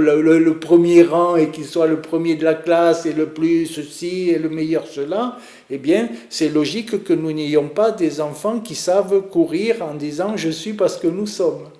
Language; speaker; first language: French; native; French